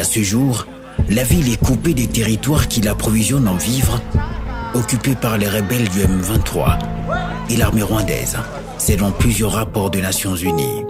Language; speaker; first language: French; non-native, local second language; Swahili